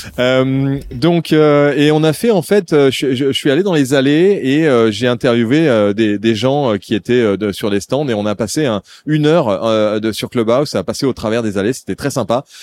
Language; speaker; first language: French; native; French